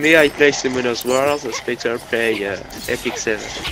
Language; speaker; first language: English; non-native, learner; French